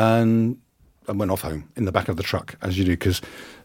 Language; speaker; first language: English; native; English